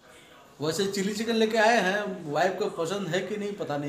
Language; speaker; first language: Hindi; native; Hindi